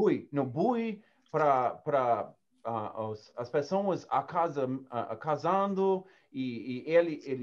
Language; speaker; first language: Portuguese; non-native, learner; English